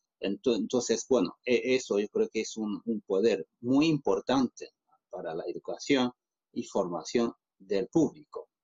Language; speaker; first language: Spanish; non-native, fluent; Chinese